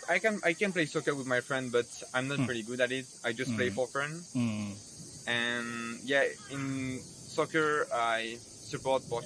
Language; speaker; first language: English; non-native, fluent; French